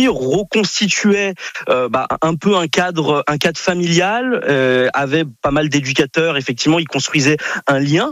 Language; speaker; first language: French; native; French